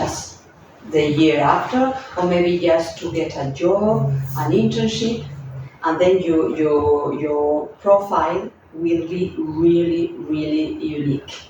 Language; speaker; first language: English; non-native, fluent; Spanish